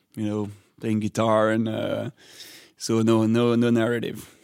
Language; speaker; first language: English; non-native, fluent; French